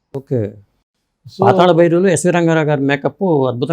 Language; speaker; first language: Telugu; native; Telugu